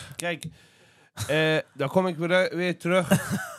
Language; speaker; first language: Dutch; non-native, fluent; Azerbaijani